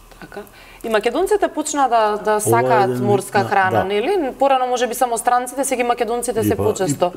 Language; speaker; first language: Macedonian; native; Macedonian